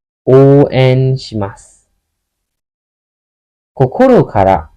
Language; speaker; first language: Japanese; non-native, fluent; Burmese